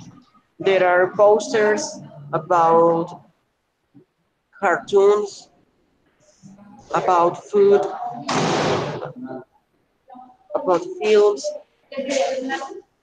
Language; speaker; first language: English; non-native, learner; Spanish